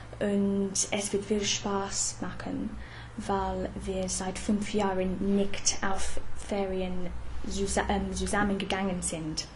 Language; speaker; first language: German; non-native, fluent; English